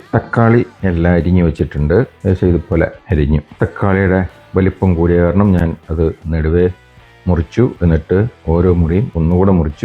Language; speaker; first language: Malayalam; native; Malayalam